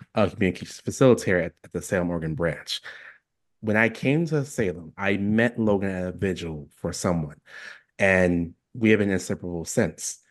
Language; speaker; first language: English; native; English